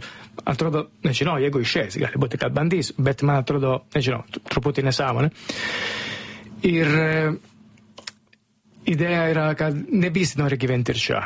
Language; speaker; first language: Lithuanian; non-native, fluent; Italian